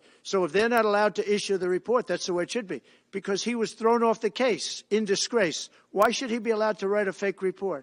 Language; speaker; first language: English; native; English